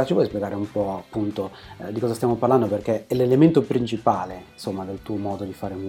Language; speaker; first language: Italian; native; Italian